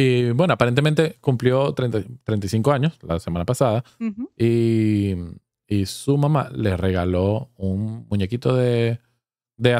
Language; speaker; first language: Spanish; native; Spanish